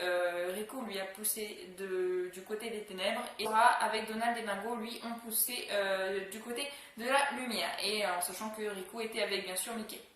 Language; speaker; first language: French; native; French